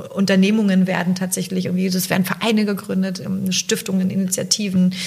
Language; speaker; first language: German; native; German